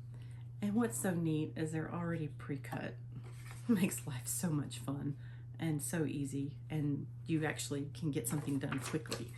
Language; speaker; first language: English; native; English